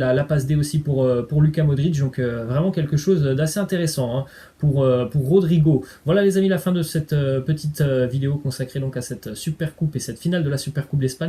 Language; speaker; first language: French; native; French